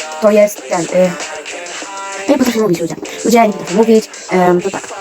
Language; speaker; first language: Polish; native; Polish